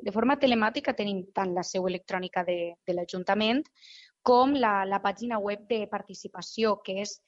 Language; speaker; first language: Catalan; native; Catalan